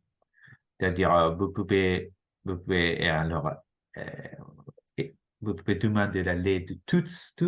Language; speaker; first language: French; non-native, fluent; Japanese